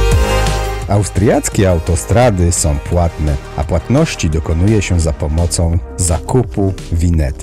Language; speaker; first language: Polish; native; Polish